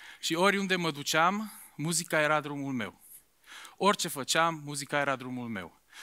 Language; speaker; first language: Romanian; non-native, local second language; Hungarian